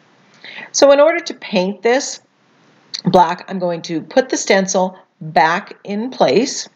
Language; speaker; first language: English; native; English